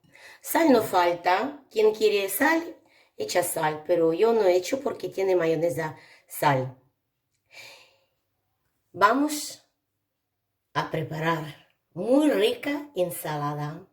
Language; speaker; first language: Spanish; non-native, learner; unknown